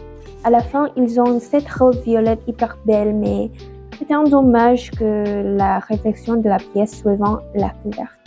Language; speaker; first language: French; non-native, learner; Indonesian